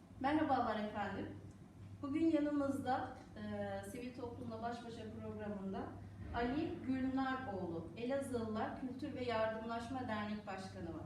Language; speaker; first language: Turkish; native; Turkish